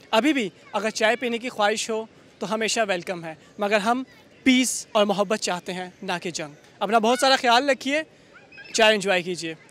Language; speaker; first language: Urdu; native; Urdu